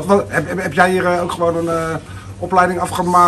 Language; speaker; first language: Dutch; native; Dutch